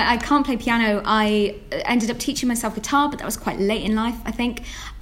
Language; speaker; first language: English; native; English